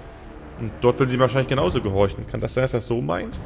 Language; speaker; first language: German; native; German